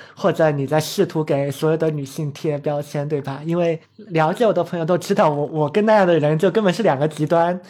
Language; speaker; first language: Chinese; native; Chinese